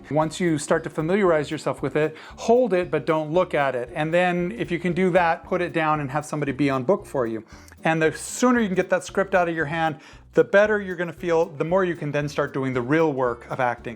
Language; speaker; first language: English; native; English